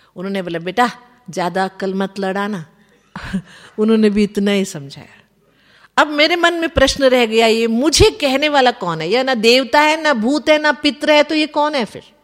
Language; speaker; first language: Hindi; non-native, local second language; Kannada